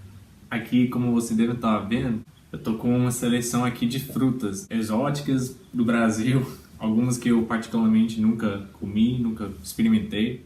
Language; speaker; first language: Portuguese; non-native, fluent; English